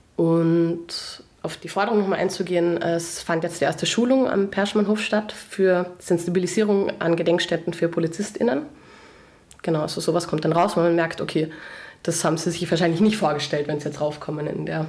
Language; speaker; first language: German; non-native, local second language; Slovenian